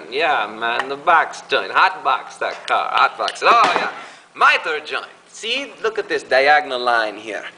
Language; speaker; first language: English; native; English